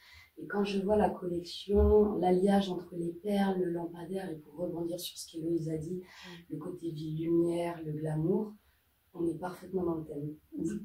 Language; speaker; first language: French; native; French